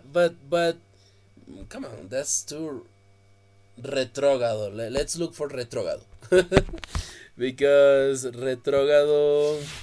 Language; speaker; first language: English; non-native, fluent; Spanish